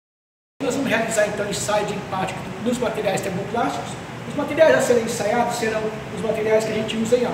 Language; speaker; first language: Portuguese; native; Portuguese